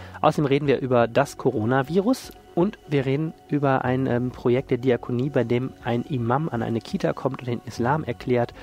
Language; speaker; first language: German; native; German